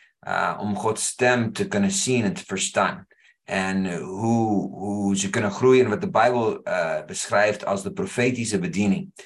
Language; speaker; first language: Dutch; non-native, fluent; English